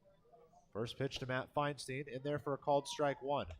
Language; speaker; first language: English; native; English